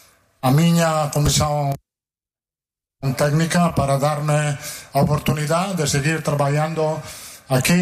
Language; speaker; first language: Portuguese; non-native, learner; Italian